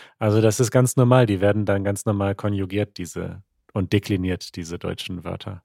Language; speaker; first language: German; native; German